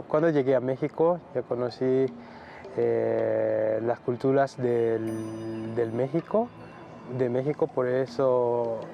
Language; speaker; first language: Spanish; non-native, learner; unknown